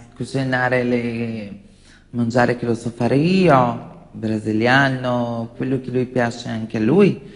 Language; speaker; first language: Italian; non-native, learner; Portuguese